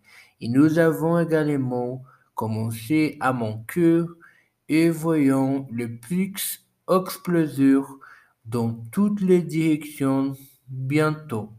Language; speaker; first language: French; non-native, learner; Portuguese